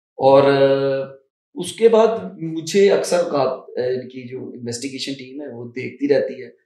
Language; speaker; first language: Urdu; non-native, local second language; Punjabi